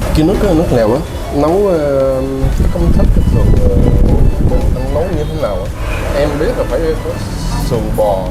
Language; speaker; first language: Vietnamese; early bilingual, heritage; Vietnamese